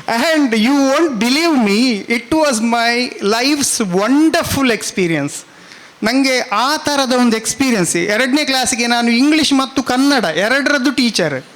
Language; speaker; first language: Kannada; non-native, local second language; Tulu